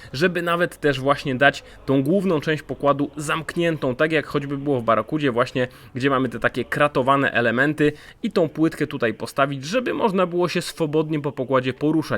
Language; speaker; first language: Polish; native; Polish